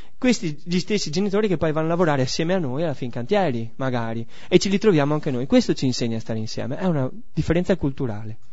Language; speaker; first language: Italian; native; Italian